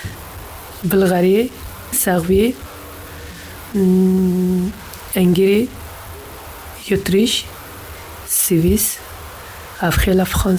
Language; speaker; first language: French; non-native, learner; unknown